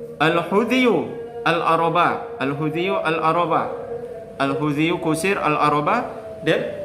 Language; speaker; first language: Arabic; non-native, fluent; Indonesian